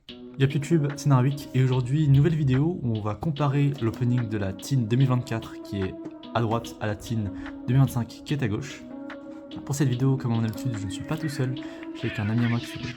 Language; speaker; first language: French; native; French